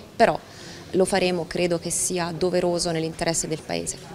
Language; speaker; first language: Italian; native; Italian